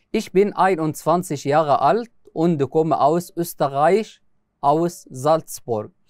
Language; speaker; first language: German; non-native, fluent; Arabic